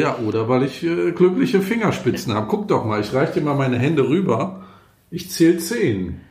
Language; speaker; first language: German; native; German